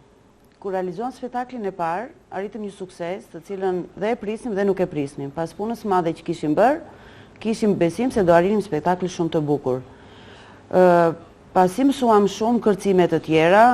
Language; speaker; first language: Albanian; native; Albanian